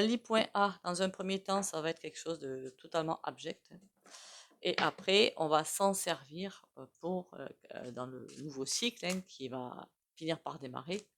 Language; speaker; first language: French; native; French